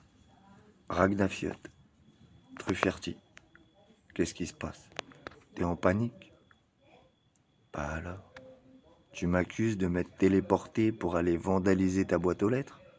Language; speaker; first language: French; native; French